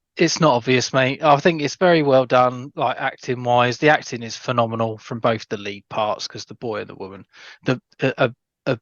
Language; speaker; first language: English; native; English